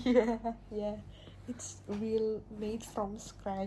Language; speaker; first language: English; non-native, local second language; Indonesian